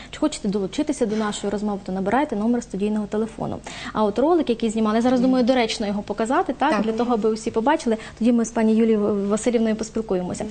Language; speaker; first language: Ukrainian; native; Ukrainian